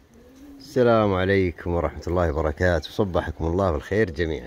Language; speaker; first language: Arabic; native; Arabic